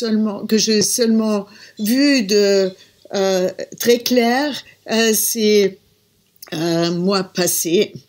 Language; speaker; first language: French; non-native, fluent; German